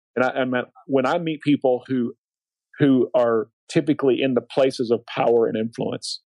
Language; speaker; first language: English; native; English